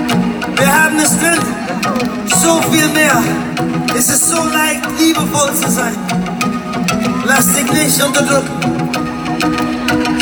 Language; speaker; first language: German; non-native, fluent; English